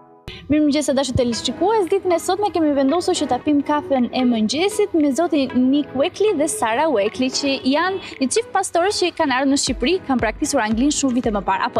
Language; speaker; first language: Albanian; native; Albanian